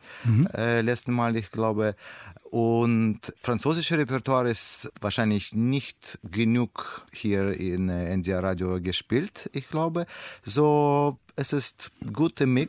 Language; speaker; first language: German; non-native, learner; Russian